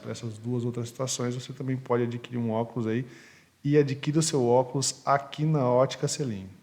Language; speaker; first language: Portuguese; native; Portuguese